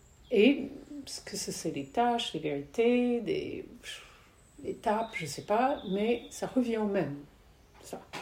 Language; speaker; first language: French; native; French